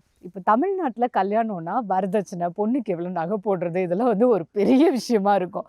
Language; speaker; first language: Tamil; non-native, learner; German